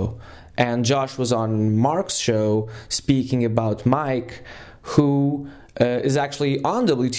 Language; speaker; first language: English; non-native, fluent; Portuguese